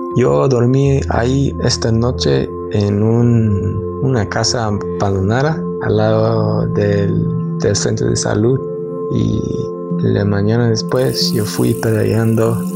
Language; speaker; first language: Spanish; non-native, fluent; English